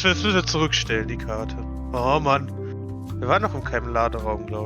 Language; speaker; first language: German; native; German